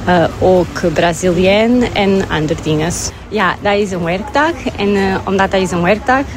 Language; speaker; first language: Dutch; non-native, learner; Portuguese